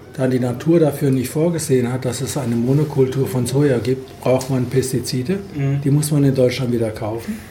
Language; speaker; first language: German; native; German